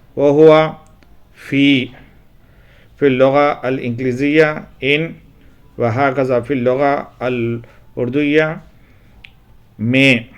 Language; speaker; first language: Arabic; non-native, fluent; Urdu